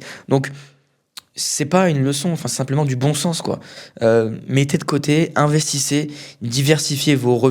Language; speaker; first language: French; native; French